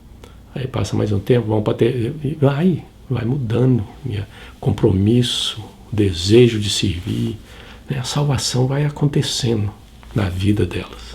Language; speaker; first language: Portuguese; native; Portuguese